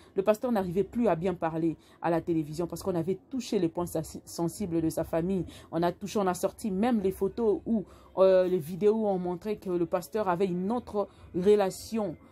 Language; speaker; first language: French; non-native, local second language; Lingala